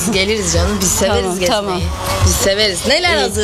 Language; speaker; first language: Turkish; native; Turkish